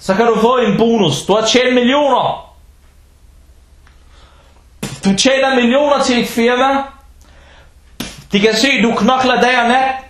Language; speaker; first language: Danish; early bilingual, other home language; Arabic